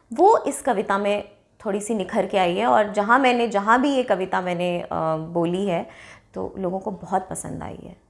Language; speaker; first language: Hindi; non-native, local second language; Dogri